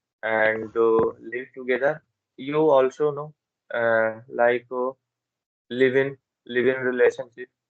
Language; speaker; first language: English; non-native, learner; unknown